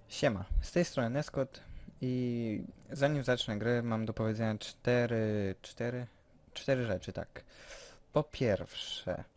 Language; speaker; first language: Polish; early bilingual, heritage; Polish